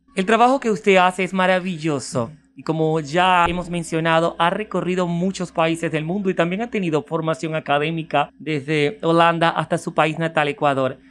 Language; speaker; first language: Spanish; native; Spanish